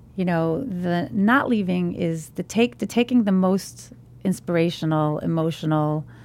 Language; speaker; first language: English; native; English